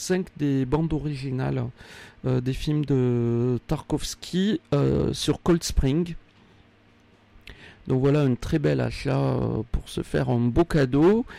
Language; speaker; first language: French; native; French